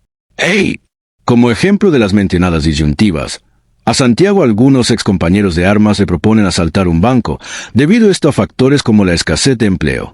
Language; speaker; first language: Spanish; native; Spanish